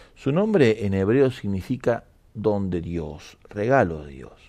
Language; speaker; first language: Spanish; native; Spanish